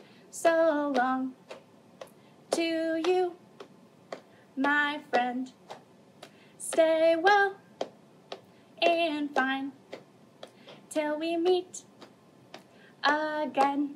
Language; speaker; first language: English; native; English